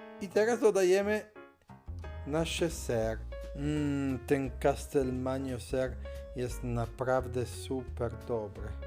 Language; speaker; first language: Polish; non-native, learner; Italian